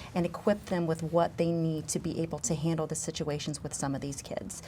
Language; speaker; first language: English; native; English